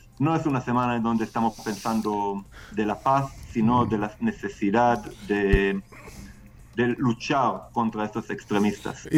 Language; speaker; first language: Spanish; non-native, fluent; Hebrew